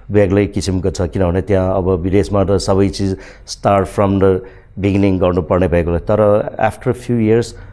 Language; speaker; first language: Nepali; non-native, local second language; Newari